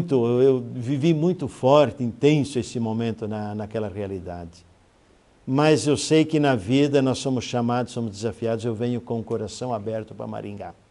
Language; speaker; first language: Portuguese; native; Portuguese